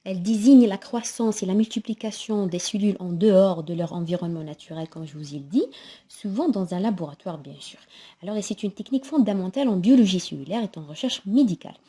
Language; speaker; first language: French; non-native, local second language; Arabic